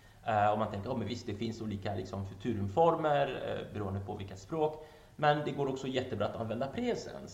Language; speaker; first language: Swedish; non-native, fluent; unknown